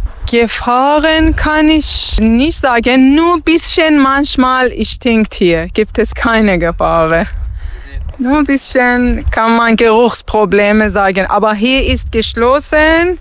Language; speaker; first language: German; non-native, fluent; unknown